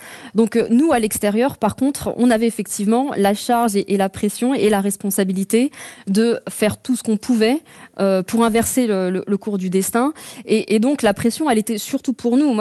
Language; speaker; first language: French; native; French